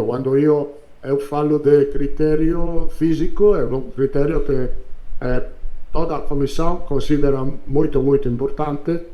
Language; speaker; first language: Portuguese; non-native, learner; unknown